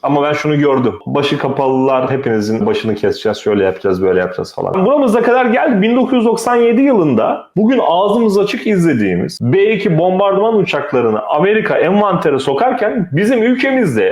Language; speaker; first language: Turkish; native; Turkish